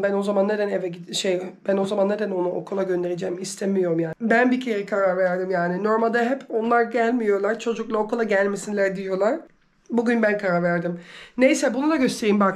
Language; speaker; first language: Turkish; early bilingual, heritage; Turkish